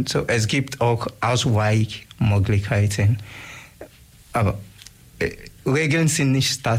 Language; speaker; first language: German; non-native, learner; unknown